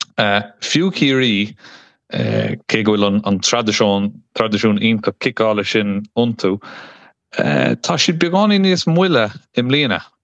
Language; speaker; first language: Irish; non-native, local second language; English